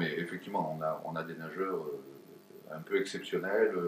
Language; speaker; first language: French; native; French